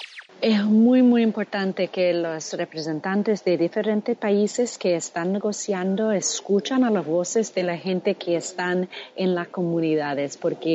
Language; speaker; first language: Spanish; non-native, fluent; English